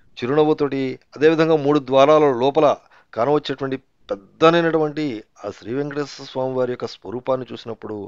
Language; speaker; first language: Telugu; native; Telugu